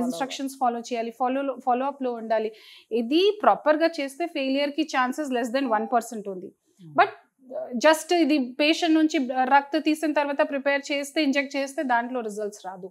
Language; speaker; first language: Telugu; non-native, fluent; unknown